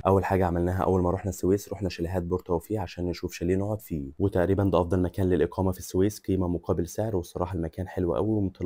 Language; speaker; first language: Arabic; native; Arabic